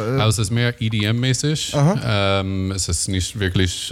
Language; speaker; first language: German; non-native, learner; English